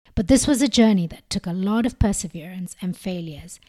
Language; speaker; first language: English; non-native, local second language; Malayalam